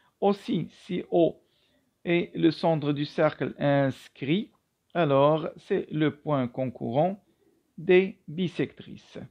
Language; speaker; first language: French; non-native, local second language; Arabic